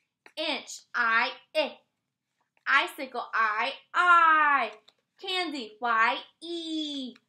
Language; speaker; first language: English; native; English